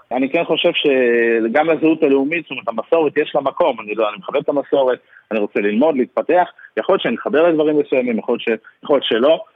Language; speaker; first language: Hebrew; early bilingual, other home language; Russian